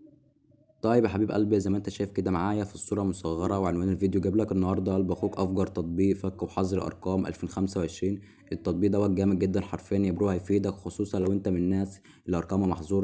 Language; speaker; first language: Arabic; native; Arabic